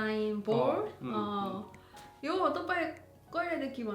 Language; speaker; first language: Nepali; non-native, learner; Korean